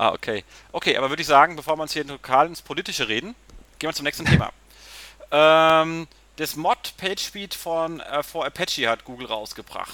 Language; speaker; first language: German; native; German